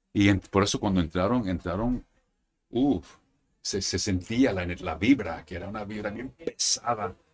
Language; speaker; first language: Spanish; early bilingual, heritage; Spanish